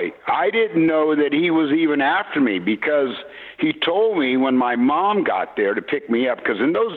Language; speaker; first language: English; native; English